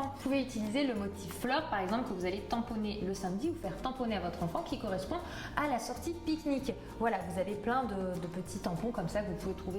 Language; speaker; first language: French; native; French